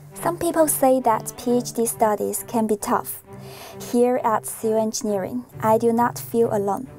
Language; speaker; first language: English; non-native, fluent; Chinese